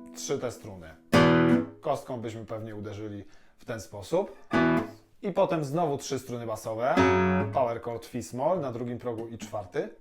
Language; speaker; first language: Polish; native; Polish